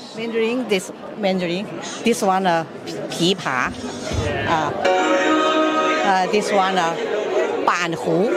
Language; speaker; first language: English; non-native, learner; Chinese